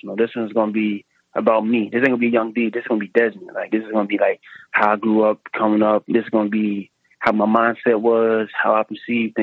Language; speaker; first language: English; native; English